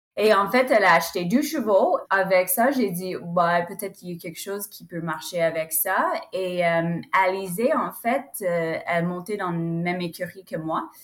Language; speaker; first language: French; non-native, fluent; English